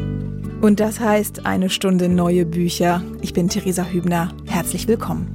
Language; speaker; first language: German; native; German